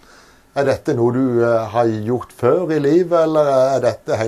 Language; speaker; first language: Norwegian; native; Norwegian